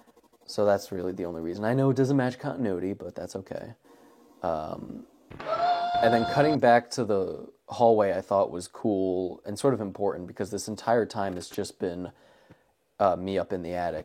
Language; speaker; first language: English; native; English